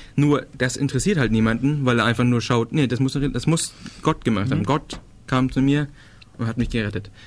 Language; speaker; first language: German; non-native, fluent; Danish